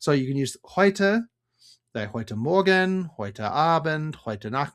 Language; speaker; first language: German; non-native, fluent; English